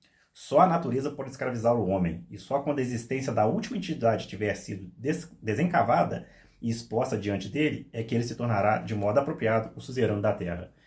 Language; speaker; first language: Portuguese; native; Portuguese